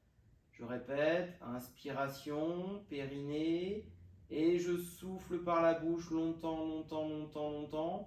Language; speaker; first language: French; native; French